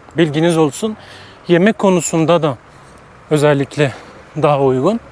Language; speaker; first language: Turkish; native; Turkish